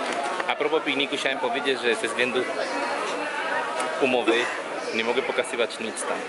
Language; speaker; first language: Polish; non-native, learner; Spanish